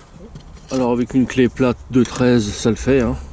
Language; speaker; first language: French; native; French